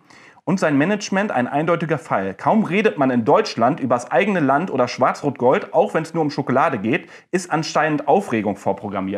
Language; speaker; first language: German; native; German